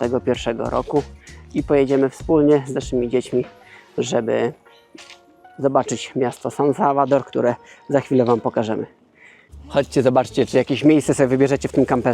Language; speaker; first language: Polish; native; Polish